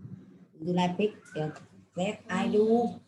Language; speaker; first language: English; non-native, learner; Vietnamese